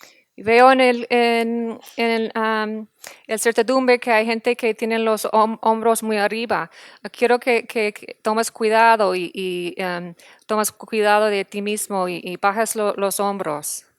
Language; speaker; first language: Spanish; non-native, fluent; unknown